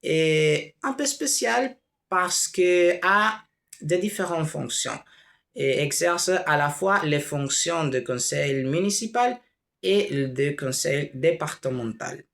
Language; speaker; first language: French; non-native, learner; Spanish